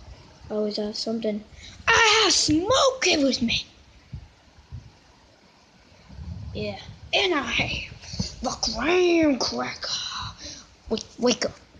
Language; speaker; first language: English; native; English